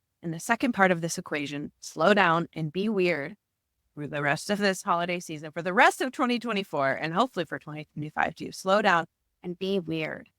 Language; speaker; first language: English; native; English